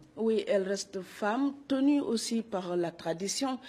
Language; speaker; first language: French; non-native, local second language; Serer